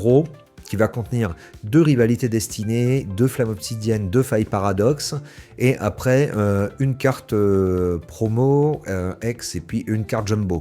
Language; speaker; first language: French; native; French